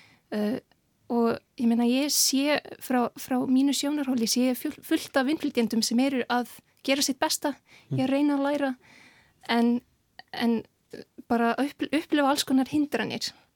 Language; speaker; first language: Icelandic; non-native, fluent; Serbian